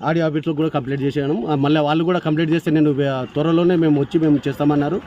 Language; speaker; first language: Telugu; non-native, local second language; Lambadi